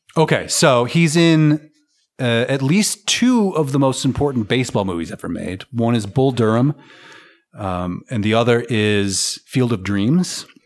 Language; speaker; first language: English; native; English